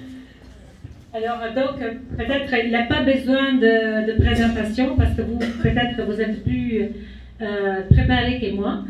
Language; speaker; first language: French; non-native, fluent; Italian